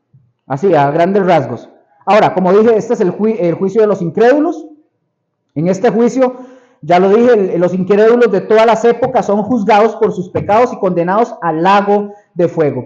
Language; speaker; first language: Spanish; native; Spanish